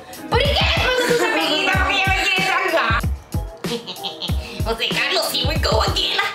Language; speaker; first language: Spanish; native; Spanish